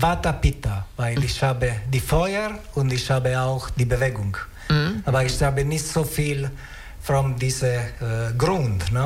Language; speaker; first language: German; non-native, learner; Italian